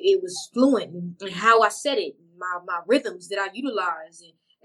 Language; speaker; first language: English; native; English